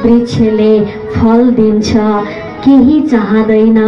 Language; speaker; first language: Nepali; native; Nepali